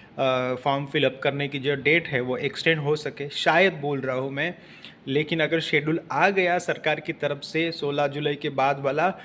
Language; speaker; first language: Hindi; non-native, local second language; Marathi